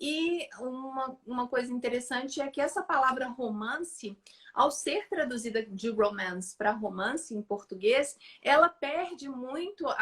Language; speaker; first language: Portuguese; native; Portuguese